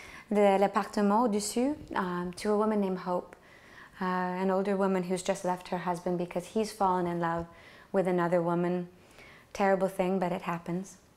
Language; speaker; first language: English; native; English